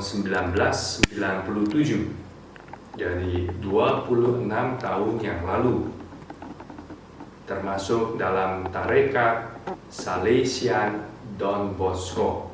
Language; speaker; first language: Indonesian; native; Indonesian